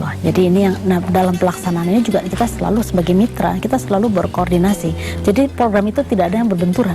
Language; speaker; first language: Indonesian; native; Indonesian